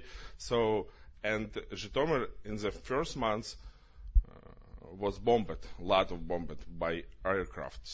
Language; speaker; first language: English; non-native, learner; Ukrainian